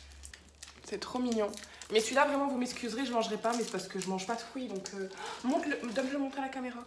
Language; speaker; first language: French; native; French